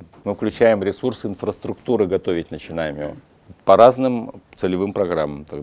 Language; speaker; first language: Russian; native; Russian